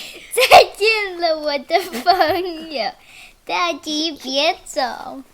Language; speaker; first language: Chinese; early bilingual, heritage; Chinese